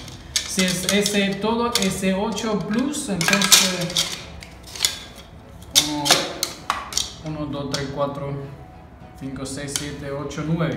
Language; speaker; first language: Spanish; non-native, learner; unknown